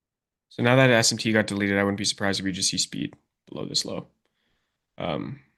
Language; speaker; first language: English; native; English